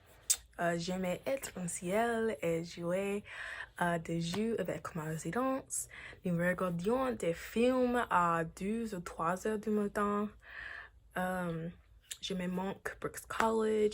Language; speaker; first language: French; non-native, learner; English